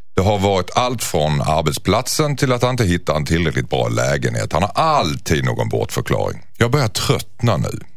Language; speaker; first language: Swedish; native; Swedish